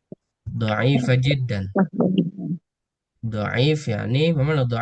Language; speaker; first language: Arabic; non-native, fluent; Indonesian